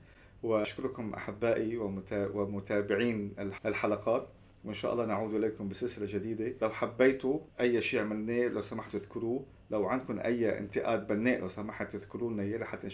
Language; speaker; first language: Arabic; native; Arabic